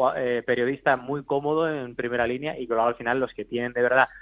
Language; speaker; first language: Spanish; native; Spanish